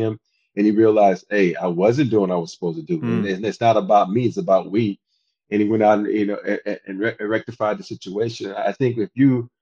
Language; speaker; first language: English; native; English